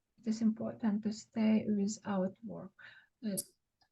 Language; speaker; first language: English; non-native, learner; Ukrainian